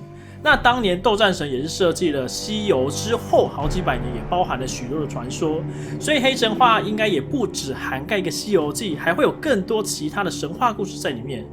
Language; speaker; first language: Chinese; native; Chinese